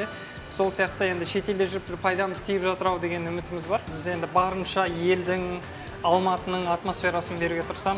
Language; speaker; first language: Kazakh; native; Kazakh